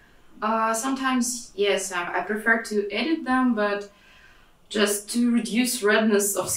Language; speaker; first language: English; non-native, fluent; Russian